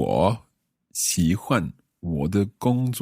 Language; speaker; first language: Chinese; non-native, learner; English